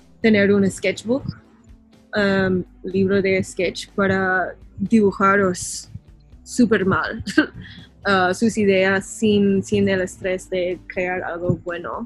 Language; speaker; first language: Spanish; non-native, learner; English